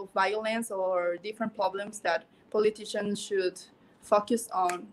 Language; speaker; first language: English; non-native, learner; Spanish